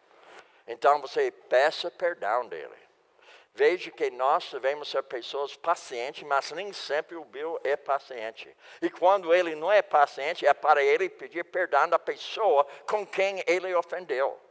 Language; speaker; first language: Portuguese; non-native, fluent; English